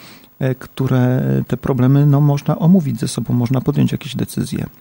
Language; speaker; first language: Polish; native; Polish